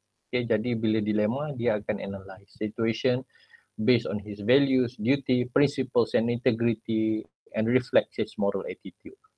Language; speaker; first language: English; non-native, local second language; Malay